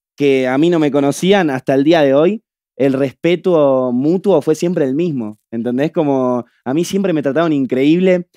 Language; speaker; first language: Spanish; native; Spanish